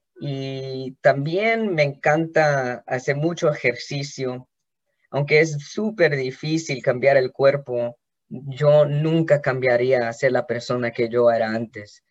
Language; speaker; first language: Spanish; early bilingual, heritage; Spanish